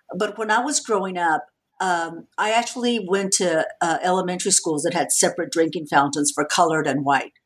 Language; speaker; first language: English; native; English